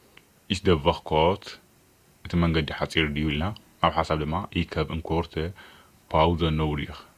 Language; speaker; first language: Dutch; non-native, fluent; Tigrinya